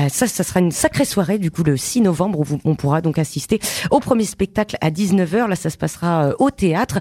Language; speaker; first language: French; native; French